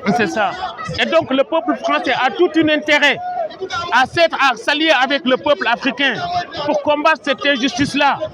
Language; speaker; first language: French; non-native, local second language; Wolof